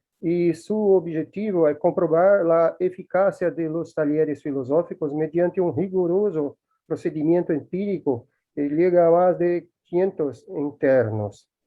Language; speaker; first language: Spanish; non-native, learner; Portuguese